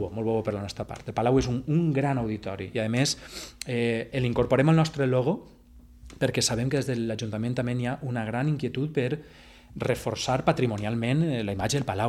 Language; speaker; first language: Catalan; native; Catalan